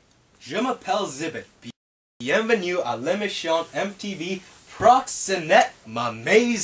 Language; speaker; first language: French; non-native, learner; English